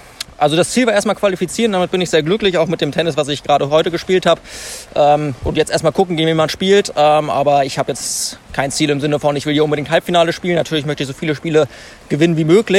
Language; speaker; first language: German; native; German